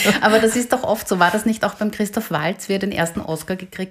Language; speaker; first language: German; native; German